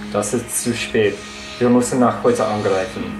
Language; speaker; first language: German; non-native, learner; English